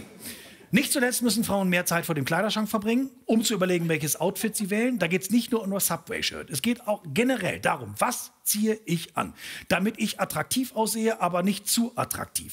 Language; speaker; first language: German; native; German